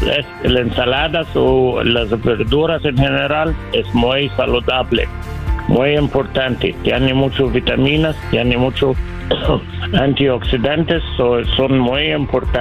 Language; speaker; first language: Spanish; non-native, learner; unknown